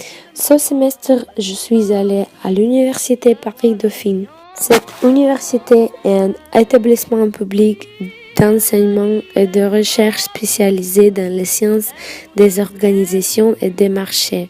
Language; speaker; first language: French; non-native, fluent; Russian